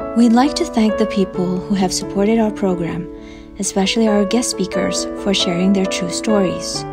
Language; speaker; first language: English; non-native, fluent; Indonesian